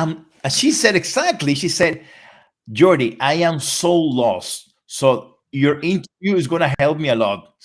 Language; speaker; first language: English; non-native, fluent; Spanish